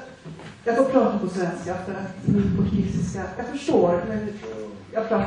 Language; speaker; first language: Swedish; early bilingual, other home language; Portuguese